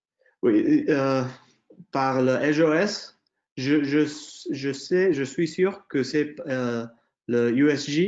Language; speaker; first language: French; non-native, fluent; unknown